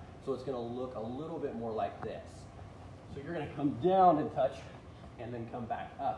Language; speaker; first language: English; native; English